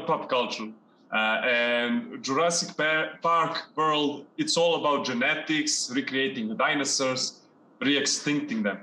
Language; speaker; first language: English; non-native, fluent; Serbian